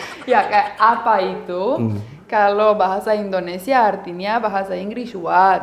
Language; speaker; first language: Indonesian; non-native, fluent; Romanian